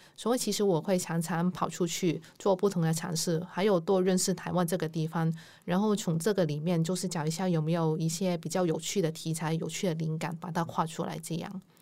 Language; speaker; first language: Chinese; non-native, local second language; Cantonese